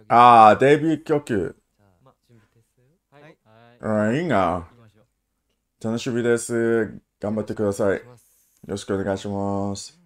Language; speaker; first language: Japanese; non-native, learner; English